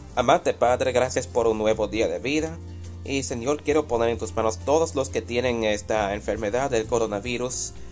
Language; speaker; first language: Spanish; early bilingual, heritage; Spanish